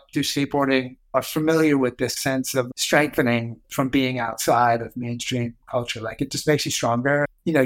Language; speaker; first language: English; native; English